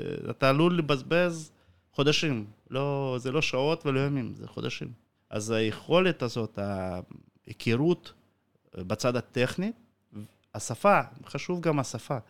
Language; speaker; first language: Hebrew; non-native, fluent; Russian